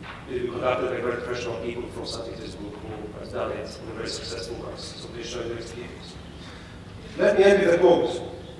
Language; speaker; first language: English; non-native, fluent; Polish